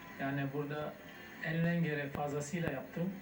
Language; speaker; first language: Turkish; non-native, learner; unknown